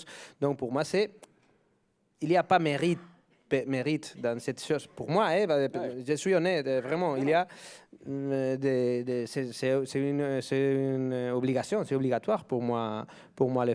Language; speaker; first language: French; non-native, fluent; Spanish